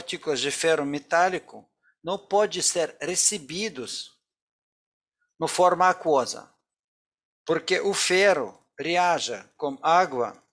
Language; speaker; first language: Portuguese; non-native, fluent; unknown